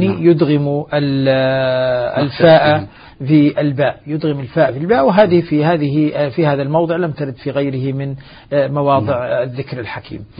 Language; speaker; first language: Arabic; native; Arabic